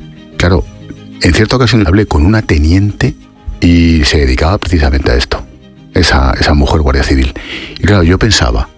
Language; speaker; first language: Spanish; native; Spanish